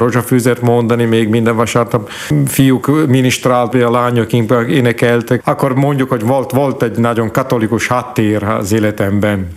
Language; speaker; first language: Hungarian; non-native, fluent; Italian